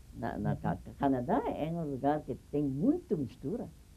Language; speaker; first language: Portuguese; non-native, fluent; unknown